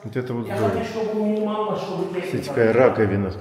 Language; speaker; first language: Russian; non-native, learner; Turkish